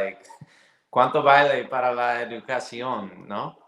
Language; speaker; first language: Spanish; non-native, learner; English